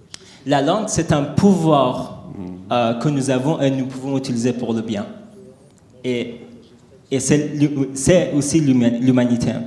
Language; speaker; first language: French; non-native, learner; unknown